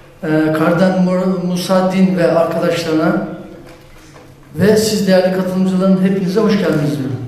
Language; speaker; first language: Turkish; native; Turkish